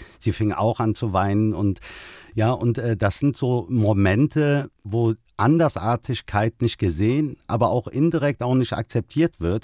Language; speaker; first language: German; early bilingual, other home language; Turkish